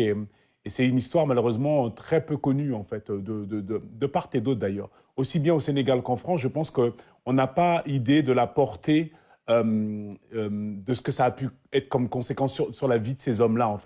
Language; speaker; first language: French; native; French